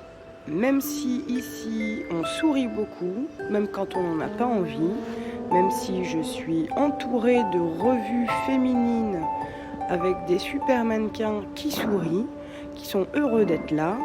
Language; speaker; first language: French; native; French